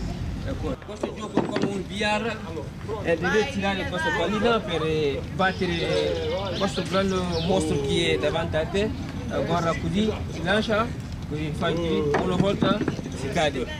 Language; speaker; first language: Italian; non-native, learner; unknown